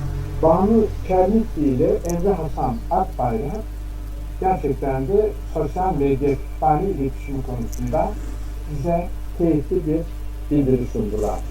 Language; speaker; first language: Turkish; native; Turkish